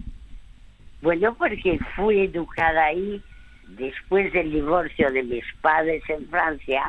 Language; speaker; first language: Spanish; early bilingual, other home language; French